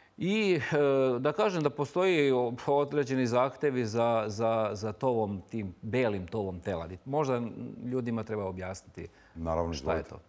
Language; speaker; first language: Serbian; native; Serbian